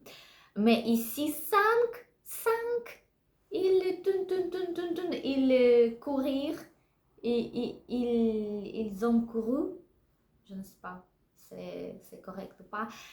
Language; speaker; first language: French; non-native, learner; Russian